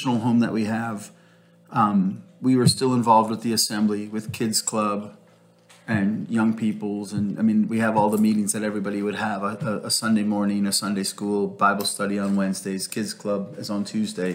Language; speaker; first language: English; native; English